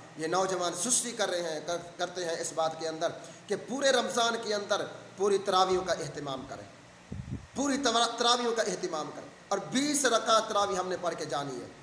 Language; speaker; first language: Urdu; non-native, local second language; Saraiki